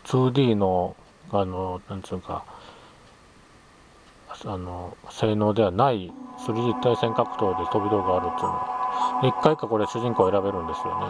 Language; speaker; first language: Japanese; native; Japanese